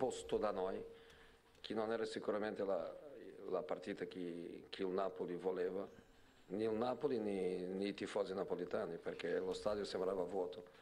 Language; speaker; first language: Italian; non-native, fluent; Portuguese